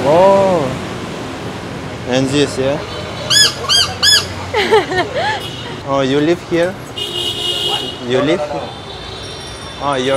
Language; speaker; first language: English; non-native, learner; Russian